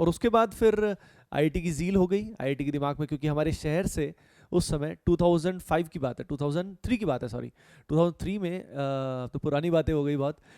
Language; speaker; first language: Hindi; native; Hindi